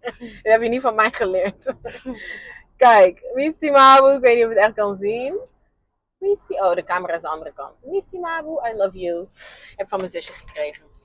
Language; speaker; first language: Dutch; non-native, local second language; Papiamento